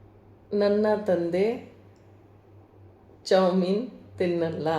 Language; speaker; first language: Kannada; non-native, learner; Punjabi